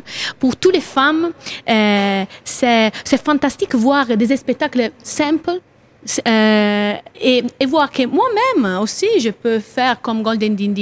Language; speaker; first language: French; non-native, learner; Italian